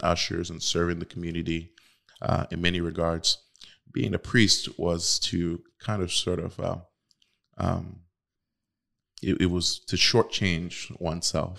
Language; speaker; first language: English; native; English